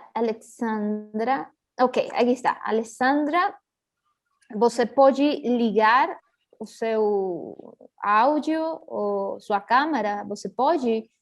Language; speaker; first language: Portuguese; early bilingual, heritage; Portuguese